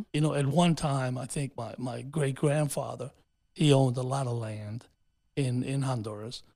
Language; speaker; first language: English; early bilingual, other home language; Spanish